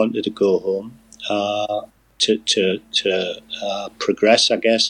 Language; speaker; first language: English; native; English